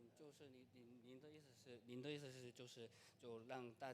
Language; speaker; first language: Chinese; non-native, learner; Korean